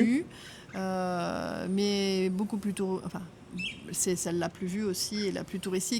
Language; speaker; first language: French; native; French